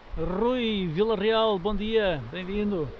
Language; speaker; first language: Portuguese; native; Portuguese